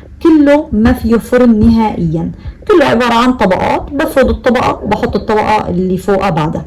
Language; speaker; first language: Arabic; native; Arabic